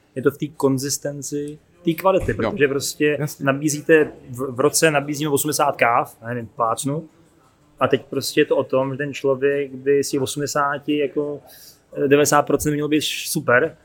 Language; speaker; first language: Czech; native; Czech